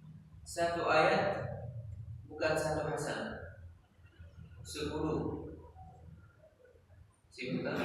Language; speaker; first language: Indonesian; non-native, learner; Arabic